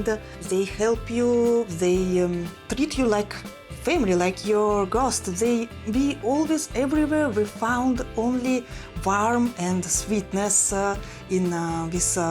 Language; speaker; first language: English; non-native, fluent; Russian